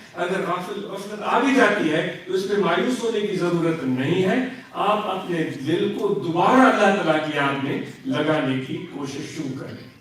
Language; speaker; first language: Urdu; non-native, local second language; Sindhi